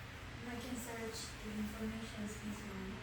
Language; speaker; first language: English; non-native, learner; Korean